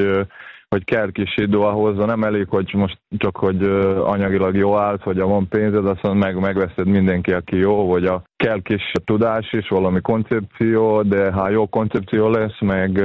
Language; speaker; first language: Hungarian; non-native, fluent; Serbian